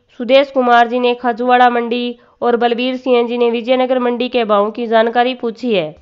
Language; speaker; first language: Hindi; native; Hindi